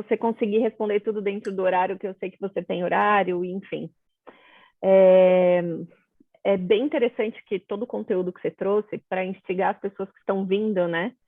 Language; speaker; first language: Portuguese; native; Portuguese